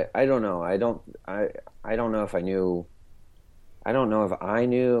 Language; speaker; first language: English; native; English